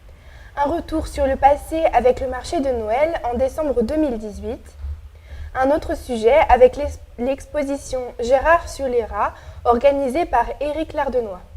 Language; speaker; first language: French; native; French